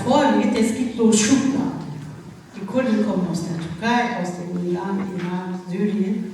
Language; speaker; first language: German; non-native, fluent; Kurdish